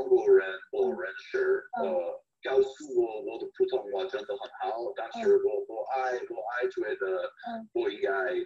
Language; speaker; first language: Chinese; non-native, fluent; English